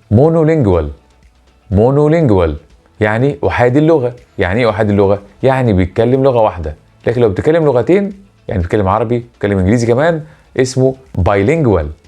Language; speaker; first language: Egyptian Arabic; native; Egyptian Arabic